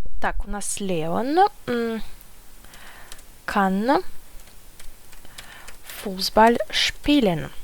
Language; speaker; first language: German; non-native, fluent; Ukrainian